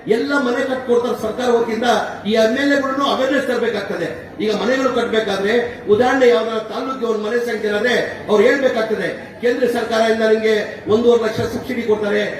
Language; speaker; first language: Kannada; non-native, local second language; Urdu